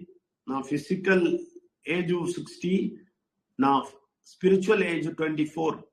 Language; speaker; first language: Telugu; non-native, learner; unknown